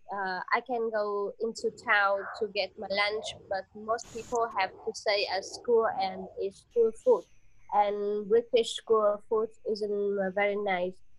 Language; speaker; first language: English; non-native, learner; Vietnamese